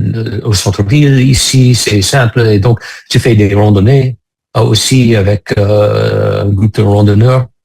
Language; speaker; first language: French; non-native, fluent; English